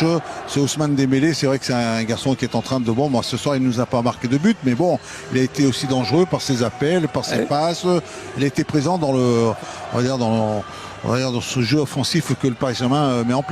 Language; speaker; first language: French; native; French